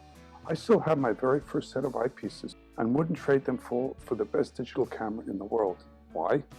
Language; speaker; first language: English; native; English